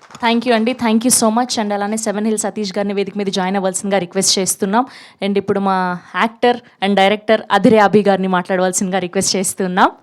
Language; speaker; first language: Telugu; native; Telugu